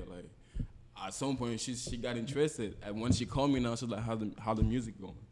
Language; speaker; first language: English; non-native, local second language; French